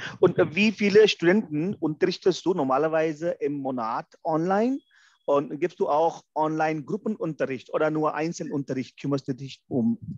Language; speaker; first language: German; non-native, fluent; Hindi